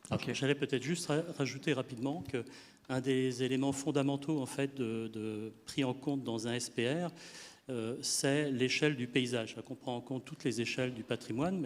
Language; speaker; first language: French; native; French